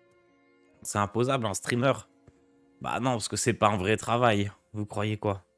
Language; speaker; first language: French; native; French